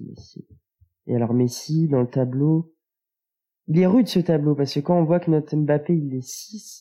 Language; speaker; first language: French; native; French